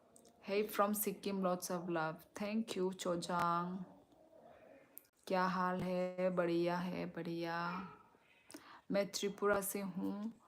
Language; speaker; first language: Hindi; non-native, local second language; Kok Borok